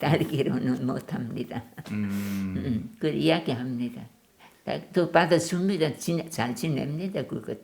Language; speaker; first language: Korean; non-native, learner; German